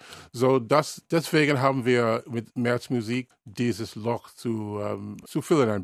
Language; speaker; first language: German; non-native, learner; English